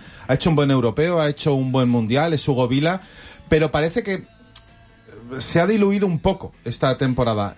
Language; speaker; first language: Spanish; native; Spanish